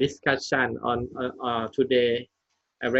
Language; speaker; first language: English; non-native, learner; Thai